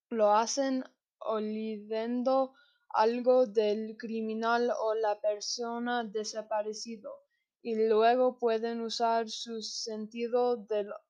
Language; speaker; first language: Spanish; non-native, learner; English